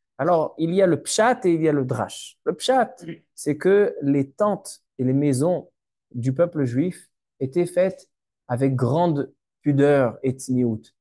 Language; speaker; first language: French; native; French